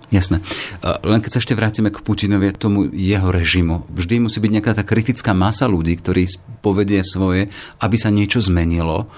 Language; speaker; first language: Slovak; native; Slovak